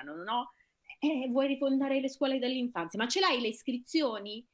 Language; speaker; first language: Italian; native; Italian